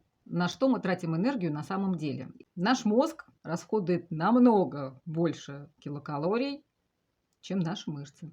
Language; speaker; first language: Russian; native; Russian